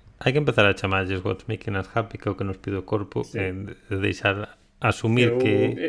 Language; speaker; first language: Galician; non-native, local second language; Spanish